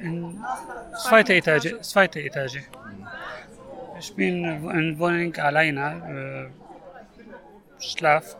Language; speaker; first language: German; non-native, learner; Arabic